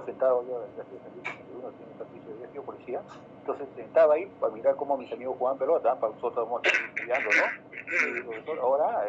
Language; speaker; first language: Spanish; native; Spanish